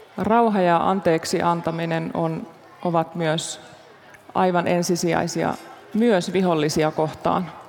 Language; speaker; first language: Finnish; native; Finnish